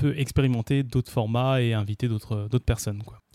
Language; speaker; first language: French; native; French